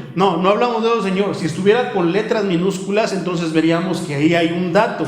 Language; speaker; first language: Spanish; native; Spanish